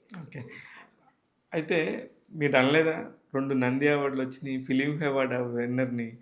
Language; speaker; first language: Telugu; native; Telugu